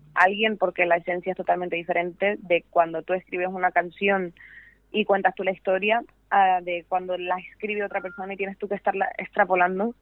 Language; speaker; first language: Spanish; native; Spanish